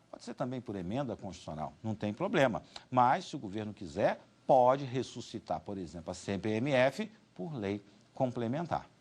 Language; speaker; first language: Portuguese; native; Portuguese